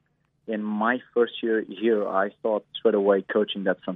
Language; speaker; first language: English; non-native, fluent; Portuguese